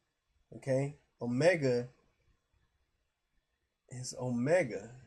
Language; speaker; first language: English; native; English